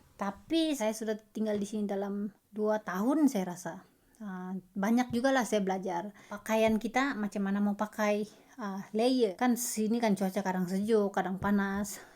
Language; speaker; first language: Malay; native; Malay